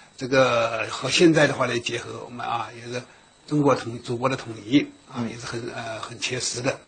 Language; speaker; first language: Chinese; native; Chinese